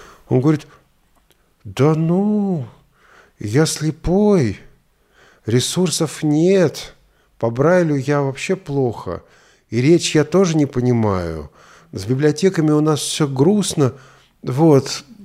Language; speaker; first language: Russian; native; Russian